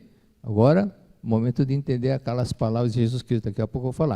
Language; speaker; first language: Portuguese; native; Portuguese